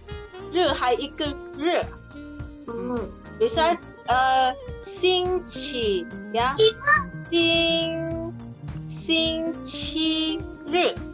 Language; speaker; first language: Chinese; non-native, fluent; Indonesian